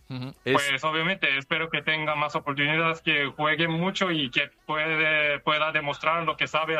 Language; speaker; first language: Spanish; non-native, learner; Korean